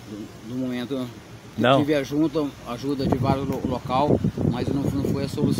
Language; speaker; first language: Portuguese; native; Portuguese